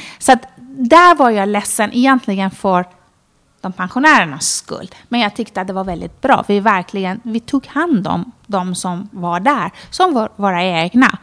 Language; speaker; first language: Swedish; non-native, fluent; Persian